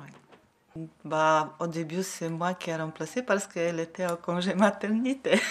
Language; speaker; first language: French; non-native, learner; Ukrainian